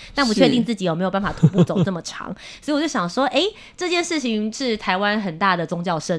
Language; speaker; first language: Chinese; native; Chinese